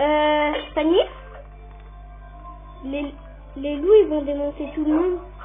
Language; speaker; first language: French; native; French